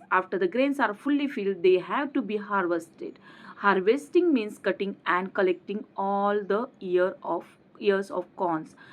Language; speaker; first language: English; non-native, local second language; Marathi